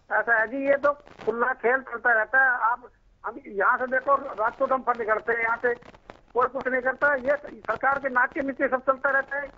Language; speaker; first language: Hindi; native; Hindi